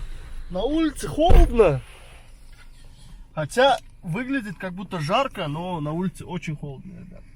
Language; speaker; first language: Russian; non-native, fluent; Turkmen